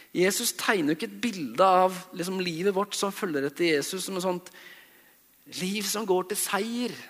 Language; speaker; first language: Norwegian; native; Norwegian